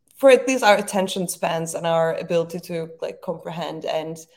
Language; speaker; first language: English; non-native, fluent; Turkish